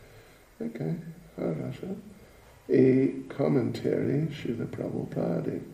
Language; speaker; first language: Russian; non-native, learner; English